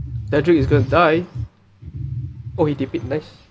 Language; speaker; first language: English; non-native, local second language; Chinese